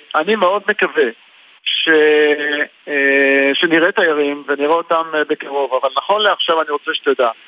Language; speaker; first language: Hebrew; native; Hebrew